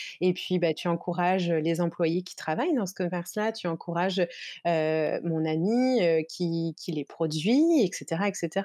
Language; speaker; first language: French; native; French